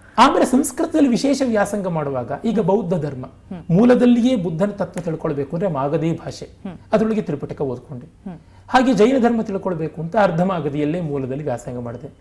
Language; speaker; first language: Kannada; non-native, local second language; Tamil